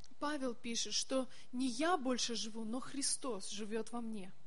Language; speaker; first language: Russian; native; Russian